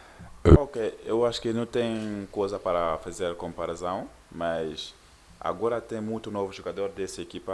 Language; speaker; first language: Portuguese; non-native, learner; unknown